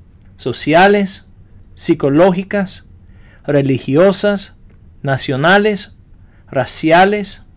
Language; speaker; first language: Spanish; non-native, fluent; English